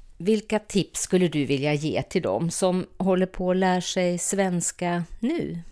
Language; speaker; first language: Swedish; native; Swedish